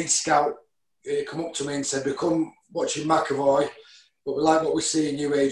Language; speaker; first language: English; native; English